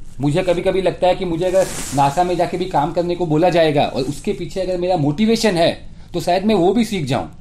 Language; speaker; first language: Hindi; native; Hindi